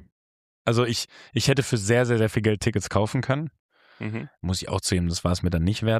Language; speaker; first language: German; native; German